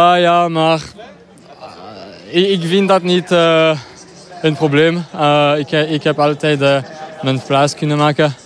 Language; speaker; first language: Dutch; non-native, local second language; French